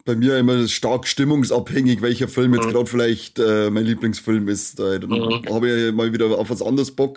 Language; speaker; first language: German; native; German